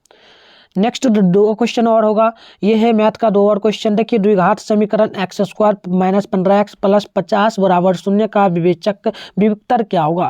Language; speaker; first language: Hindi; native; Hindi